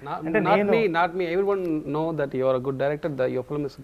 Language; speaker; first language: Telugu; non-native, learner; Tamil